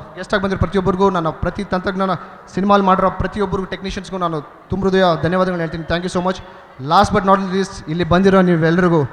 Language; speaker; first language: Kannada; native; Kannada